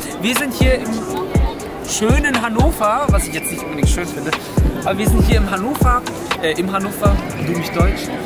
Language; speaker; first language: German; early bilingual, other home language; Turkish